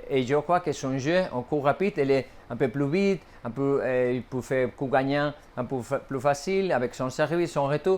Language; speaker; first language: French; non-native, fluent; Spanish